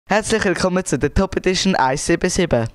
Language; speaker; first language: German; native; German